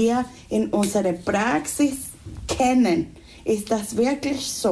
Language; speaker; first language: German; non-native, fluent; Spanish